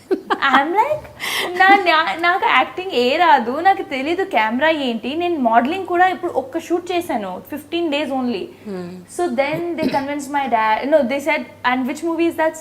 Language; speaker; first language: Telugu; non-native, fluent; Hindi